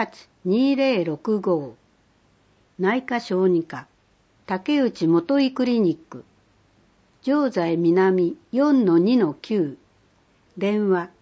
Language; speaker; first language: Japanese; native; Japanese